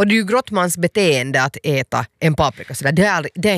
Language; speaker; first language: Swedish; native; Swedish